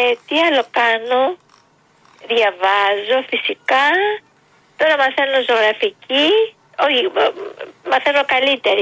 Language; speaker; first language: Greek; early bilingual, heritage; Greek